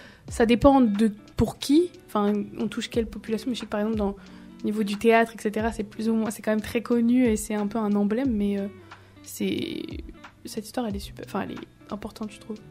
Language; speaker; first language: French; native; French